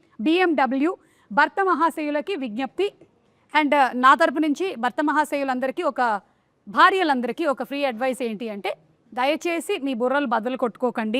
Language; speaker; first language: Telugu; non-native, local second language; Malayalam